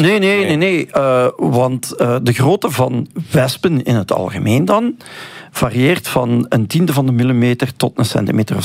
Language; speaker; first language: Dutch; native; Dutch